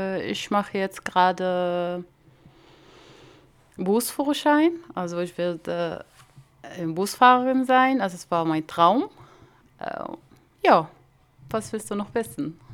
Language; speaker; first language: German; non-native, learner; Arabic